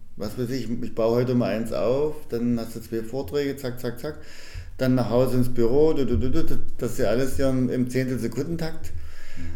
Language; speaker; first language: German; native; German